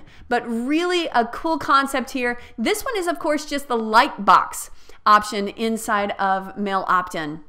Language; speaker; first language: English; native; English